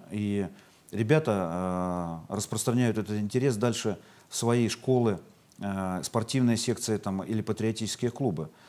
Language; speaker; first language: Russian; native; Russian